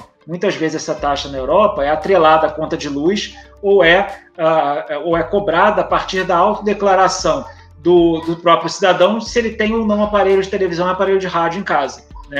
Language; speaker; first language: Portuguese; native; Portuguese